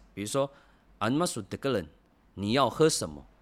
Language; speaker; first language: Chinese; native; Chinese